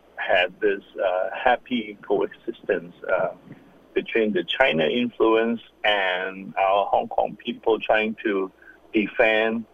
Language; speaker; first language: English; non-native, local second language; Cantonese